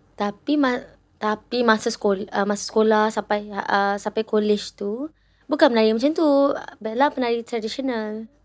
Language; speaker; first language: Malay; native; Malay